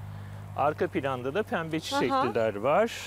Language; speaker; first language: Turkish; native; Turkish